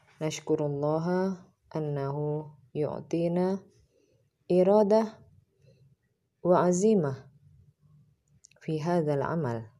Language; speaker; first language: Arabic; non-native, learner; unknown